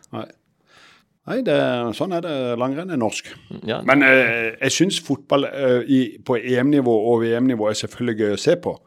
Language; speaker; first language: Norwegian; native; Norwegian